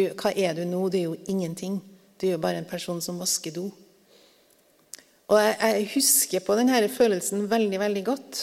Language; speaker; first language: Norwegian; native; Norwegian